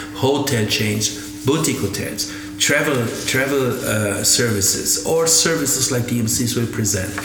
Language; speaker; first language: English; non-native, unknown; German